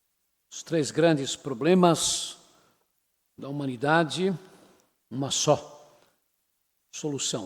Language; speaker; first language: Portuguese; native; Portuguese